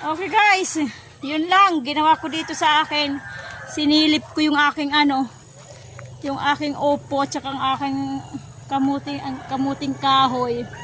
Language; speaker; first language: Filipino; non-native, local second language; Waray